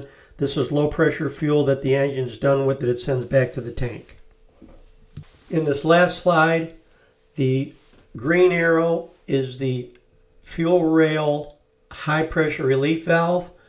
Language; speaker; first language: English; native; English